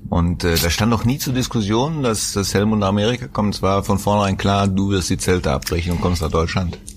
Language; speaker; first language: German; native; German